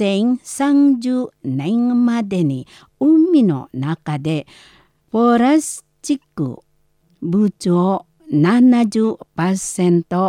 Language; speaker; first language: Japanese; non-native, fluent; Indonesian